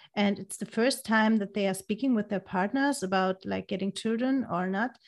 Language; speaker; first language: English; non-native, fluent; German